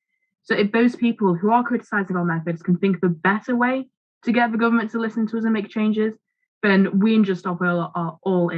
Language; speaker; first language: English; native; English